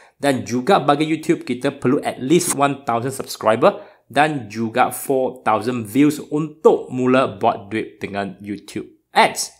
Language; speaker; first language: Malay; non-native, local second language; Chinese